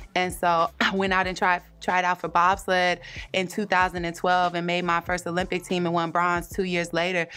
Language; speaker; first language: English; native; English